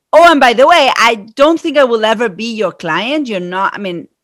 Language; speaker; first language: English; non-native, fluent; Spanish